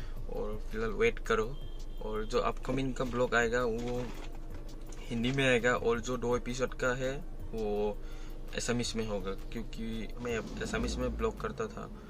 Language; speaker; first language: Hindi; non-native, local second language; Assamese